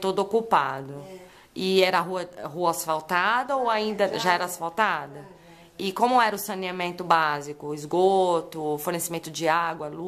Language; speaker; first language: Portuguese; native; Portuguese